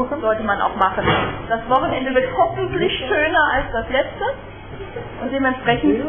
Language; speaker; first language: German; native; German